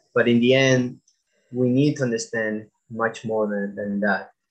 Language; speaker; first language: English; non-native, fluent; Spanish